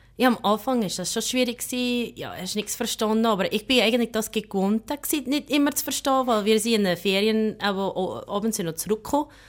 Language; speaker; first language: German; non-native, fluent; English